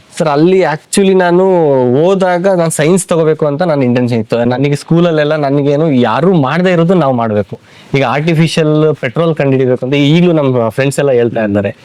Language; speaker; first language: Kannada; native; Kannada